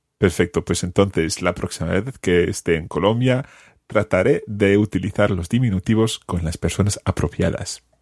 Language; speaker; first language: Spanish; non-native, fluent; English